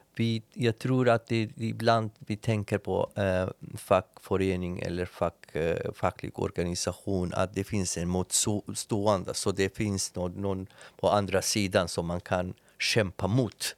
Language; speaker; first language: Swedish; non-native, learner; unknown